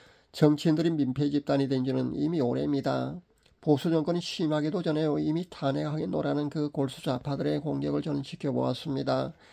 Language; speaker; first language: Korean; native; Korean